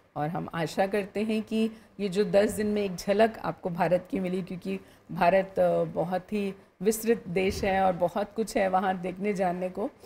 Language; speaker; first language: Hindi; native; Hindi